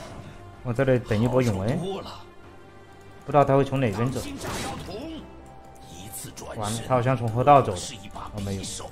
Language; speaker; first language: Chinese; native; Chinese